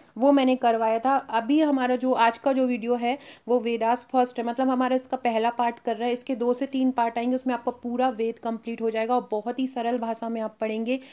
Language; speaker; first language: Hindi; native; Hindi